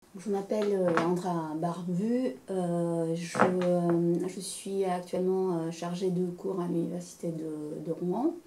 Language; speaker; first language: French; non-native, fluent; Romanian